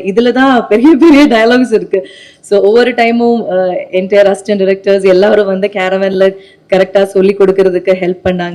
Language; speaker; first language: Tamil; non-native, local second language; Malayalam